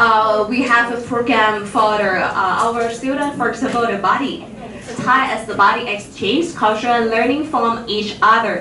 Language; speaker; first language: English; non-native, fluent; Thai